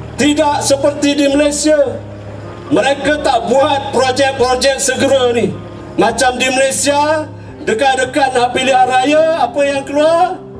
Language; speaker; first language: Malay; native; Malay